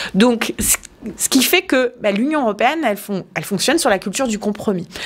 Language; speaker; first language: French; native; French